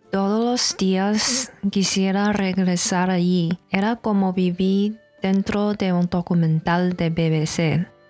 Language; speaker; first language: Spanish; non-native, learner; Chinese